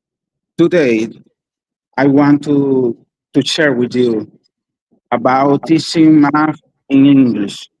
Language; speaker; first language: English; non-native, learner; Spanish